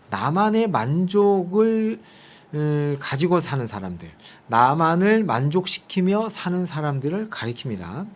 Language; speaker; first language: Korean; native; Korean